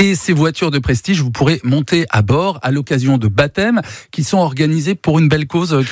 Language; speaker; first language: French; native; French